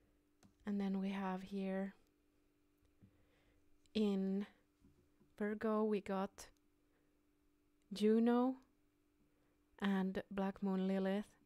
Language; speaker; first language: English; non-native, fluent; Finnish